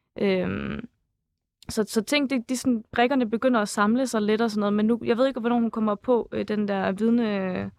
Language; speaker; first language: Danish; early bilingual, other home language; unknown